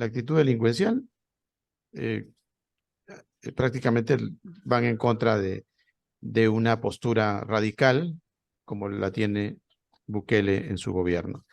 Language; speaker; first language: Spanish; native; Spanish